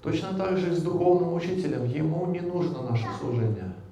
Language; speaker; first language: Russian; native; Russian